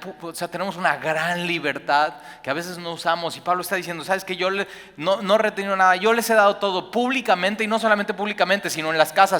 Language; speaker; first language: Spanish; native; Spanish